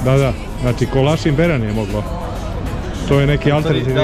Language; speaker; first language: Croatian; native; Croatian